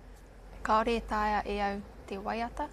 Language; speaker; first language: Māori; non-native, learner; English